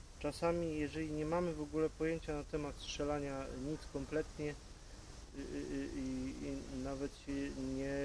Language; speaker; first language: Polish; native; Polish